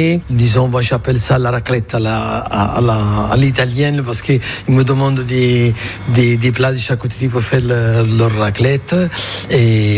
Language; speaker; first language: French; non-native, fluent; Italian